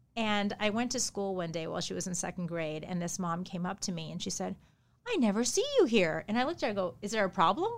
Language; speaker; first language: English; early bilingual, other home language; Japanese